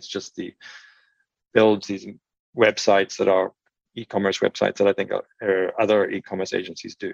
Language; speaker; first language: English; native; English